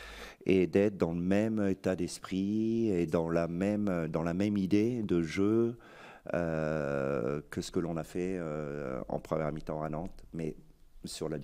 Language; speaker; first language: French; native; French